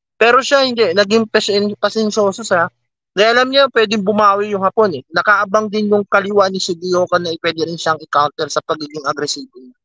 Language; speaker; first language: Filipino; native; Filipino